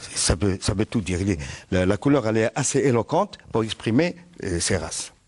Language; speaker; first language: French; non-native, local second language; Arabic